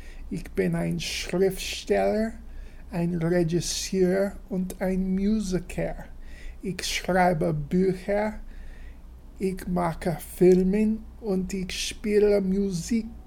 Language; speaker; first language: German; non-native, learner; English